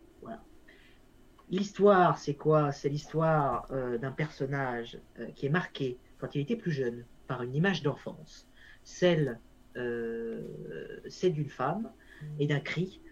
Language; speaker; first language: French; native; French